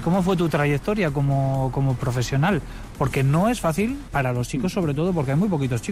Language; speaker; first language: Spanish; native; Spanish